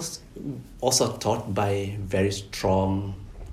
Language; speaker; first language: English; non-native, local second language; Kikuyu